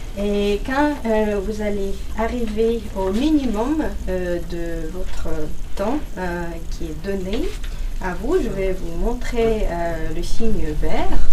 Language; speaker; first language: French; non-native, fluent; Russian